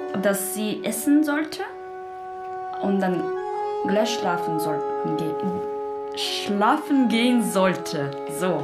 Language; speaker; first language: German; non-native, learner; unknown